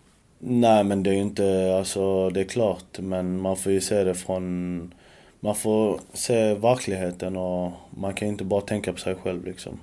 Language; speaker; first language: Swedish; early bilingual, other home language; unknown